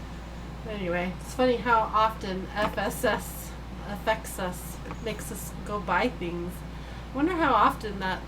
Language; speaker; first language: English; native; English